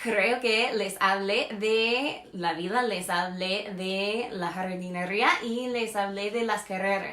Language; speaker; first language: Spanish; non-native, fluent; English